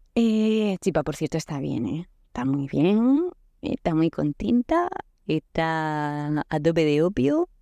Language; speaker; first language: Spanish; native; Spanish